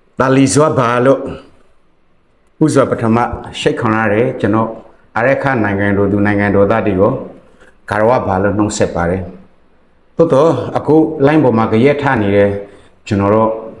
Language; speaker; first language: Burmese; native; Burmese